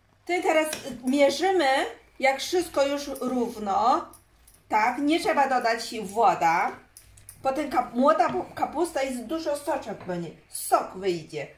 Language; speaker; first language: Polish; non-native, learner; Chinese